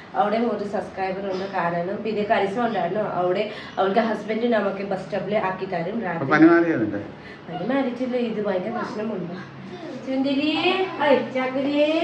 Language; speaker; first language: Malayalam; non-native, learner; Nepali